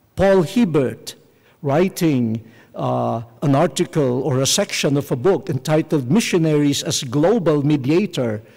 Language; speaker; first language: English; non-native, local second language; Filipino